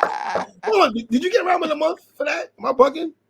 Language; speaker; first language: English; native; English